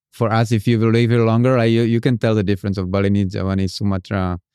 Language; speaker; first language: English; non-native, fluent; Czech